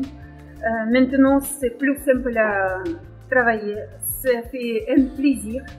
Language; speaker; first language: French; non-native, fluent; Russian